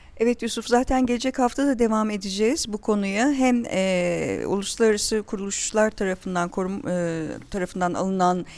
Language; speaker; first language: Turkish; native; Turkish